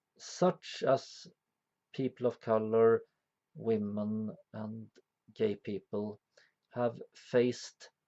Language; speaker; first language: English; non-native, fluent; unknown